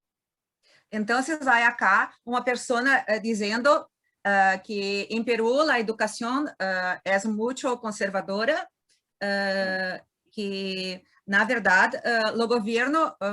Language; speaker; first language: Spanish; non-native, learner; Portuguese